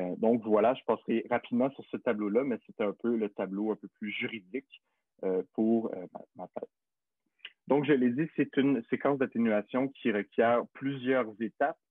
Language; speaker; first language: French; native; French